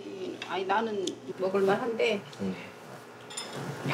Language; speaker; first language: Korean; non-native, learner; Thai